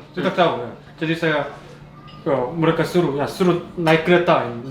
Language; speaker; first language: Indonesian; non-native, learner; Korean